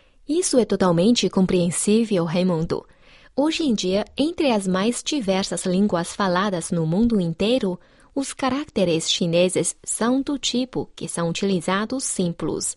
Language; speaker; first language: Portuguese; non-native, fluent; Chinese